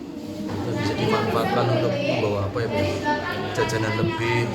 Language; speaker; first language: Indonesian; native; Indonesian